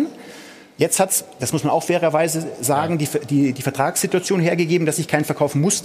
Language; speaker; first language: German; native; German